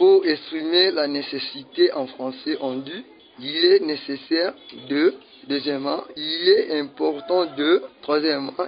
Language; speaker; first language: French; non-native, learner; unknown